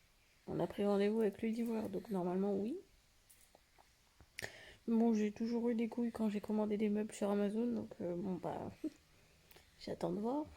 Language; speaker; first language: French; native; French